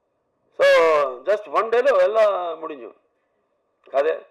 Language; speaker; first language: Tamil; non-native, learner; Telugu